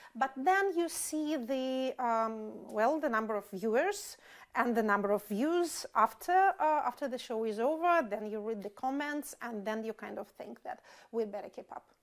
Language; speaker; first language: English; non-native, fluent; Russian